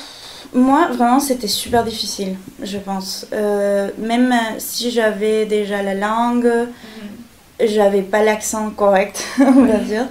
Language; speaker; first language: French; non-native, fluent; Spanish